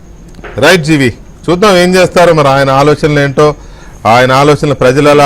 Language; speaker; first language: Telugu; native; Telugu